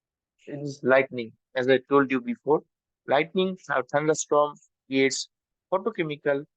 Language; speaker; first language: English; non-native, local second language; Bangla